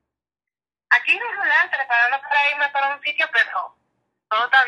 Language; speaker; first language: Spanish; early bilingual, heritage; English